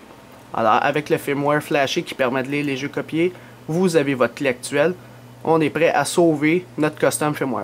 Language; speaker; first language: French; native; French